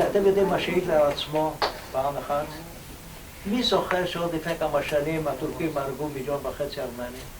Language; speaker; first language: Hebrew; non-native, fluent; Ladino